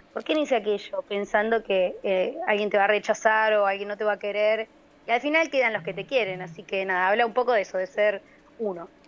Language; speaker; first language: Spanish; native; Spanish